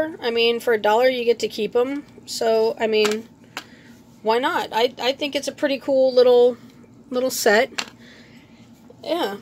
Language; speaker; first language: English; native; English